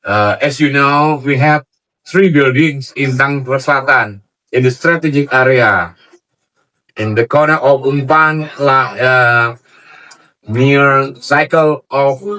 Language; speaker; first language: English; non-native, learner; Indonesian